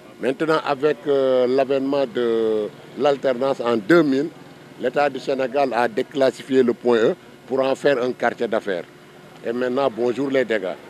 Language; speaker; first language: French; non-native, local second language; Wolof